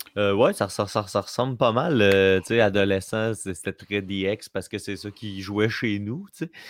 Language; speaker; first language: French; native; French